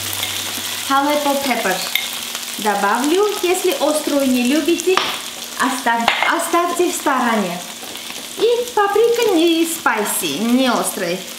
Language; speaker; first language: Russian; non-native, local second language; Armenian